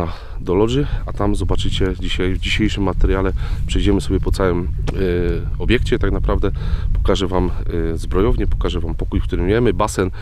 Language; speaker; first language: Polish; native; Polish